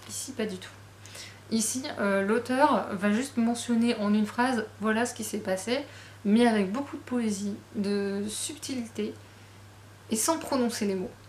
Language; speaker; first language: French; native; French